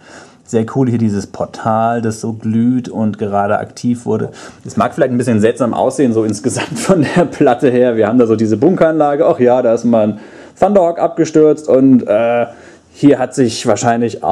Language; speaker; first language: German; native; German